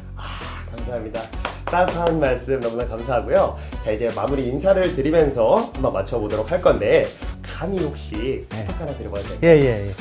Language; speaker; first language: Korean; native; Korean